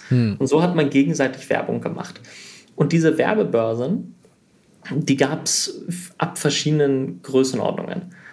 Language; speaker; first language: German; early bilingual, heritage; German